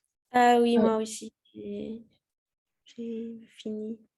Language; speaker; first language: French; non-native, learner; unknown